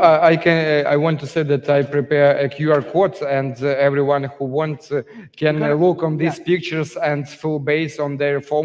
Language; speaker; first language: English; non-native, learner; Ukrainian